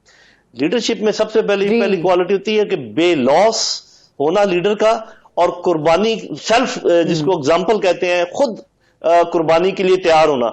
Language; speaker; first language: Urdu; native; Urdu